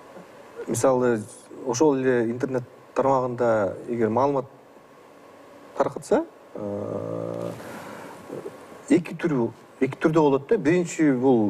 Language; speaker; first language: Kyrgyz; native; Kyrgyz